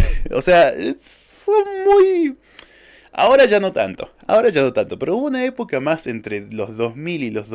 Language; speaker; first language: Spanish; native; Spanish